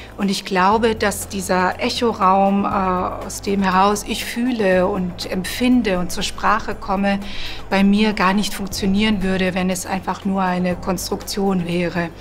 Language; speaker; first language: German; early bilingual, other home language; Croatian